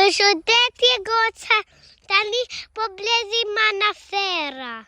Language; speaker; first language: Albanian; early bilingual, heritage; Albanian